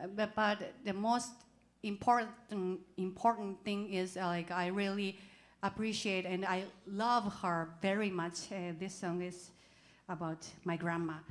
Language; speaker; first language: English; non-native, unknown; Japanese